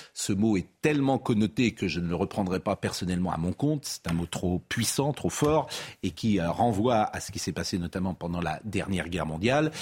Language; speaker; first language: French; native; French